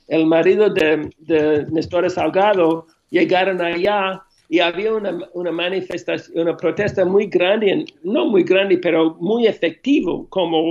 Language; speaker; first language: Spanish; non-native, fluent; English